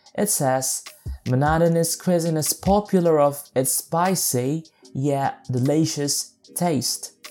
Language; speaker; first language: English; non-native, fluent; Indonesian